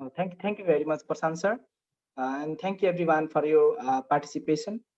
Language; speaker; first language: English; non-native, local second language; Nepali